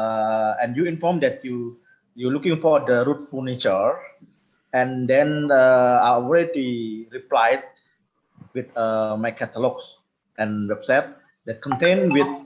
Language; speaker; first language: English; non-native, learner; Indonesian